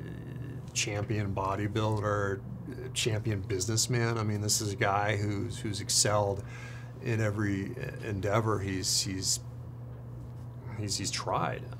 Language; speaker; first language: English; native; English